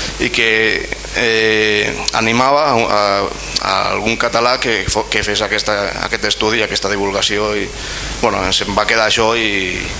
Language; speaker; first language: Catalan; non-native, local second language; Spanish